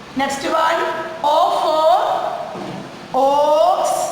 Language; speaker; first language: English; non-native, local second language; Malayalam